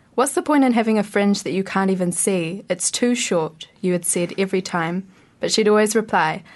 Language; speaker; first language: English; native; English